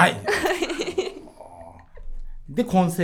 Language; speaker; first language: Japanese; native; Japanese